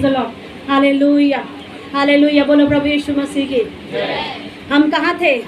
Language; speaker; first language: Hindi; native; Hindi